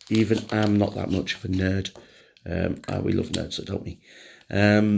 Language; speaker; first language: English; native; English